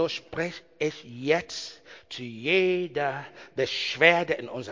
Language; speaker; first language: German; non-native, learner; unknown